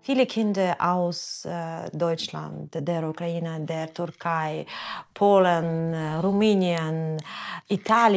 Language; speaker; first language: German; non-native, learner; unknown